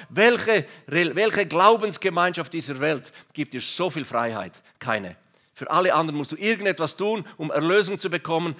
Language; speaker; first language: German; non-native, local second language; Romansh